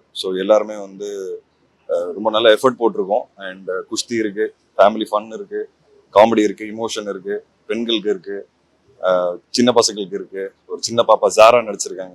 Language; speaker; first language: Tamil; native; Tamil